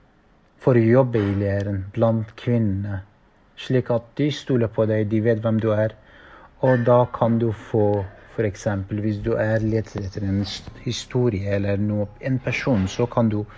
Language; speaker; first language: Norwegian; non-native, fluent; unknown